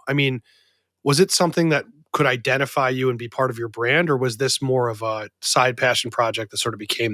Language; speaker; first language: English; native; English